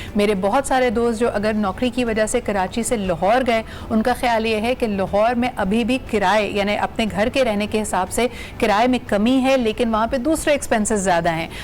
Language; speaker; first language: Urdu; native; Urdu